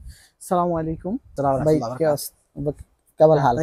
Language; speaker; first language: Arabic; non-native, learner; Bangla